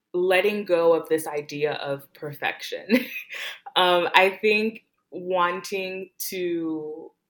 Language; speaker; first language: English; early bilingual, other home language; Haitian Creole